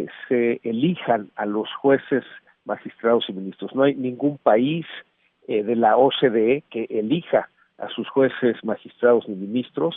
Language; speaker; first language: Spanish; native; Spanish